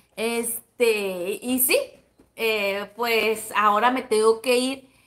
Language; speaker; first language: Spanish; native; Spanish